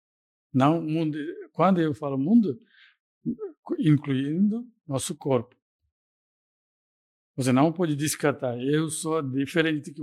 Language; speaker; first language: Portuguese; non-native, fluent; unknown